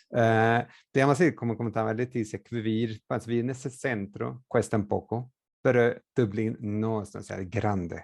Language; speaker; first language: Spanish; non-native, fluent; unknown